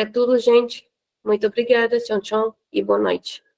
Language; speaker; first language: Portuguese; non-native, fluent; Hindi